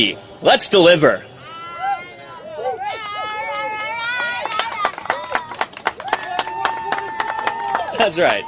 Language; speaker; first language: English; native; English